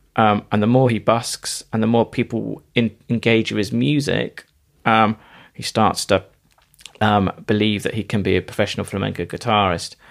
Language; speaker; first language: English; native; English